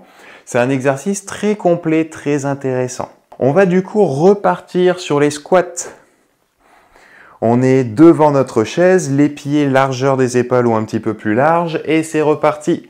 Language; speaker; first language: French; native; French